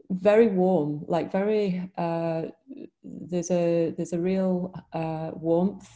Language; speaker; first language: English; native; English